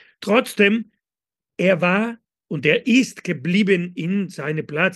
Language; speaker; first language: German; non-native, fluent; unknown